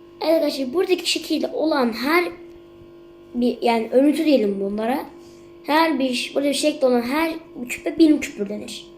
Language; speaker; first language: Turkish; native; Turkish